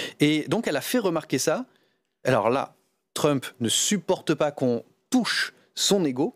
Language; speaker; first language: French; native; French